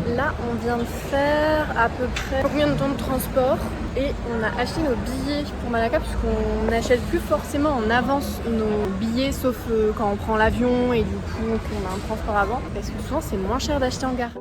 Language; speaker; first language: French; native; French